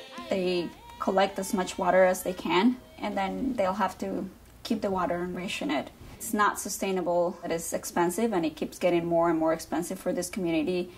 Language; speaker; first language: English; non-native, fluent; Spanish